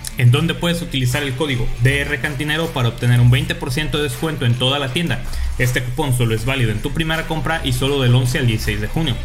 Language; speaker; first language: Spanish; native; Spanish